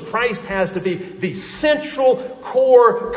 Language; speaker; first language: English; native; English